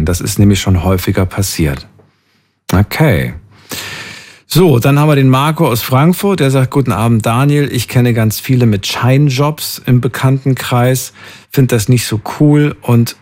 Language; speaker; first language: German; native; German